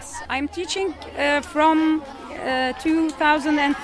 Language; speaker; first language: English; non-native, learner; Turkish